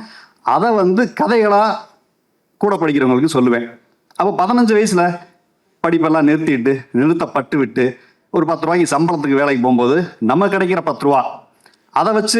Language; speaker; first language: Tamil; native; Tamil